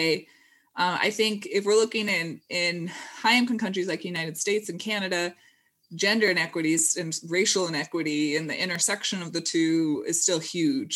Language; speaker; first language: English; native; English